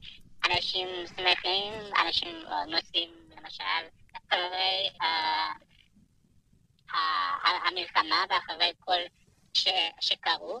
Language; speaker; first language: Hebrew; non-native, fluent; Persian